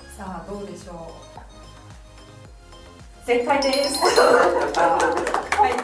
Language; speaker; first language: Japanese; non-native, fluent; Chinese